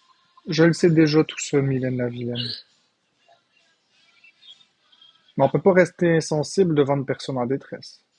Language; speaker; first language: French; native; French